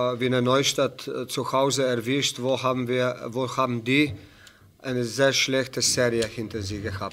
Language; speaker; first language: German; non-native, fluent; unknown